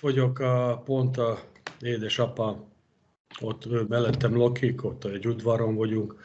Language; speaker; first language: Hungarian; non-native, fluent; Serbian